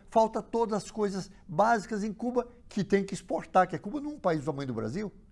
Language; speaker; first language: Portuguese; native; Portuguese